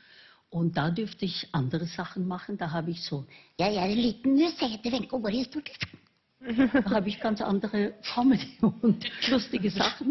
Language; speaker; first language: German; non-native, fluent; Norwegian